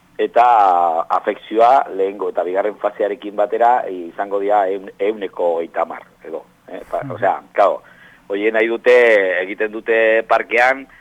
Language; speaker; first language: Basque; non-native, local second language; Spanish